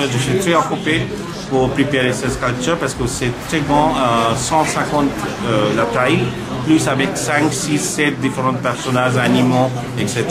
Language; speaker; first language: French; non-native, learner; Bangla